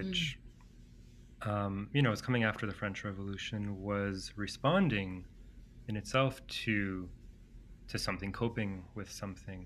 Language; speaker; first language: English; non-native, fluent; Greek